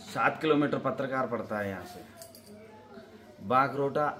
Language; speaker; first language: Hindi; native; Hindi